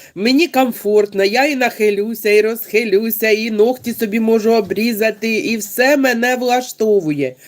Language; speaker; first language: Ukrainian; non-native, local second language; Russian